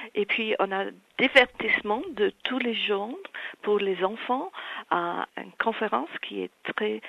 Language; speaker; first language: French; non-native, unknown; English